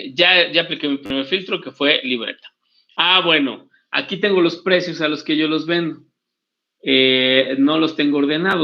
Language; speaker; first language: Spanish; native; Spanish